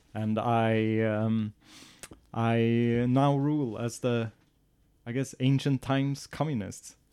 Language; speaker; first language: English; non-native, fluent; Swedish